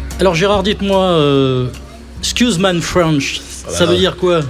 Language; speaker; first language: French; native; French